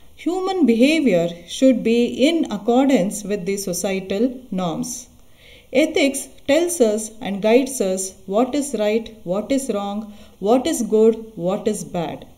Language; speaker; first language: English; non-native, local second language; Kannada